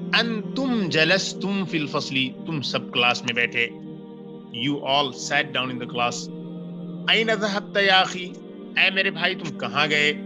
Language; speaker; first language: Urdu; native; Urdu